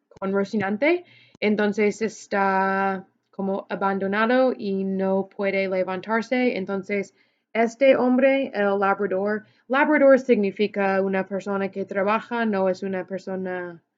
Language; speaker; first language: Spanish; non-native, fluent; English